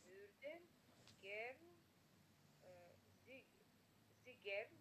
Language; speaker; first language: German; non-native, learner; Macedonian